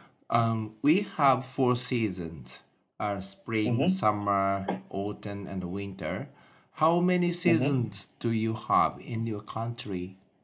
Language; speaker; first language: English; non-native, learner; Japanese